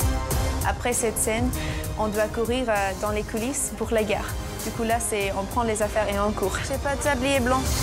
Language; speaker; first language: French; non-native, learner; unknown